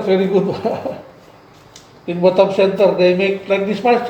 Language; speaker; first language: English; non-native, learner; Indonesian